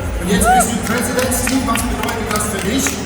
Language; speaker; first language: German; native; German